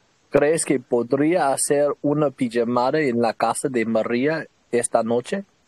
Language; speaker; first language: Spanish; non-native, learner; English